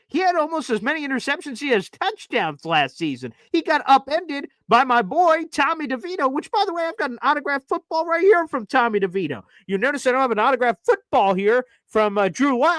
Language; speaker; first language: English; native; English